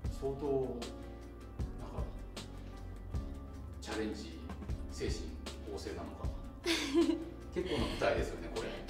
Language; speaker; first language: Japanese; native; Japanese